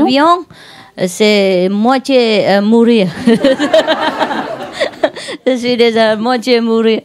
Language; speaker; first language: French; non-native, learner; Vietnamese